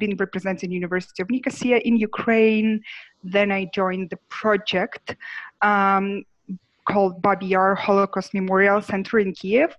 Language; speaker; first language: English; non-native, fluent; Ukrainian